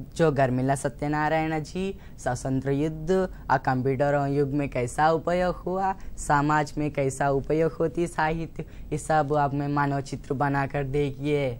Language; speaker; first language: Hindi; non-native, local second language; Telugu